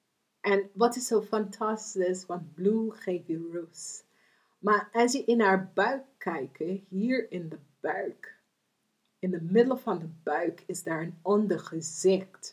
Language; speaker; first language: Dutch; non-native, fluent; English